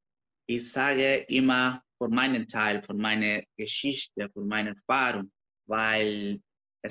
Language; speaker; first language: German; non-native, learner; Spanish